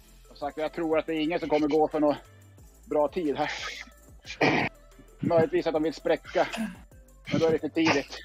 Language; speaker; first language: Swedish; native; Swedish